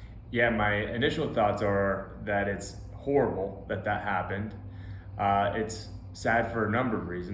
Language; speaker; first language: English; native; English